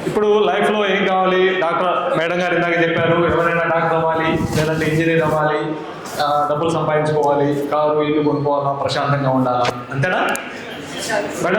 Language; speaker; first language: Telugu; native; Telugu